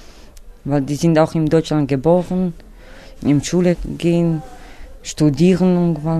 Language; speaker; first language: German; non-native, learner; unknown